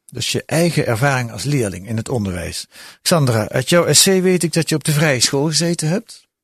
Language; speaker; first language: Dutch; native; Dutch